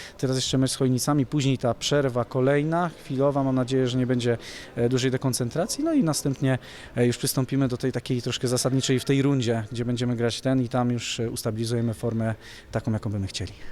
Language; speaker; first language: Polish; native; Polish